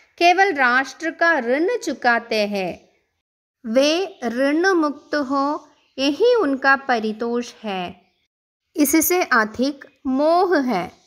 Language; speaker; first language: Hindi; non-native, local second language; Malayalam